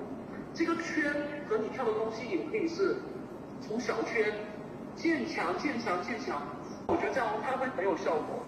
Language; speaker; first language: Chinese; native; Chinese